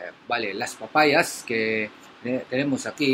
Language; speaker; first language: Spanish; non-native, learner; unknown